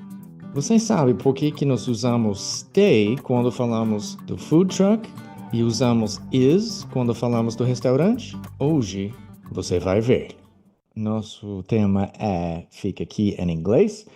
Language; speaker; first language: Portuguese; non-native, fluent; English